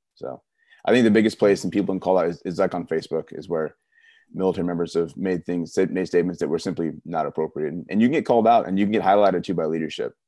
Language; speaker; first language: English; native; English